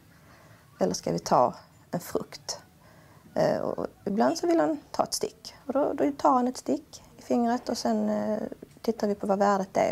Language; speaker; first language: Swedish; native; Swedish